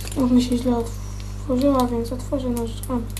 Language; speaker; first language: Polish; native; Polish